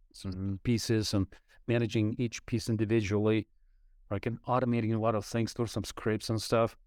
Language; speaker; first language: English; non-native, fluent; Ukrainian